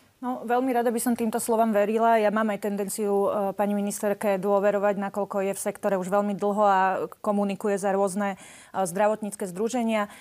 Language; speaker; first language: Slovak; native; Slovak